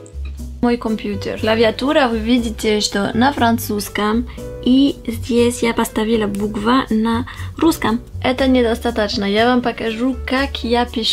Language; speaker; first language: Russian; non-native, fluent; French